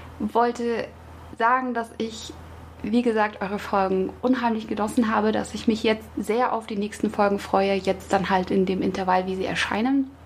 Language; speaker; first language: German; native; German